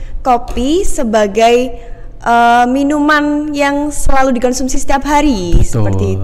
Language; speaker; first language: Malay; non-native, local second language; Javanese